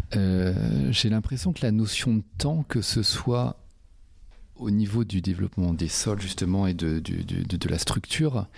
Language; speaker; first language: French; native; French